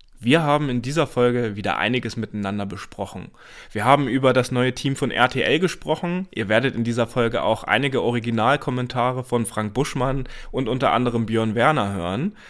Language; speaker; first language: German; native; German